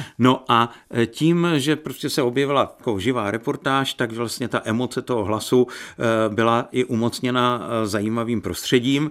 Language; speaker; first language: Czech; native; Czech